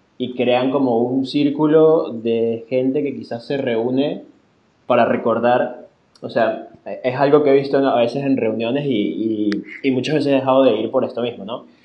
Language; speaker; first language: Spanish; native; Spanish